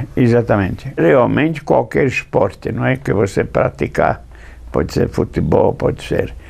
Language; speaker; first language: Portuguese; non-native, fluent; English